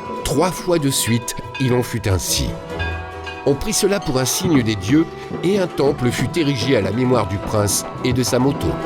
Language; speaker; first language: French; native; French